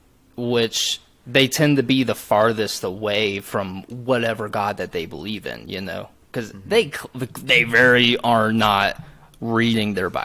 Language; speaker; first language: English; native; English